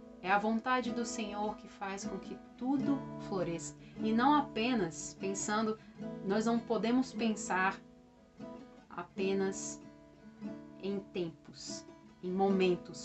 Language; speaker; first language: Portuguese; native; Portuguese